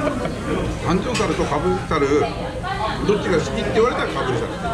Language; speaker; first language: Japanese; native; Japanese